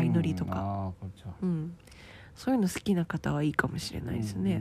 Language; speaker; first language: Japanese; native; Japanese